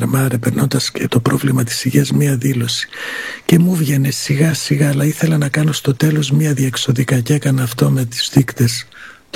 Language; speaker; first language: Greek; native; Greek